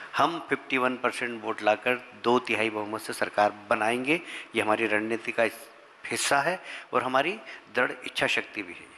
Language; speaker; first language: Hindi; native; Hindi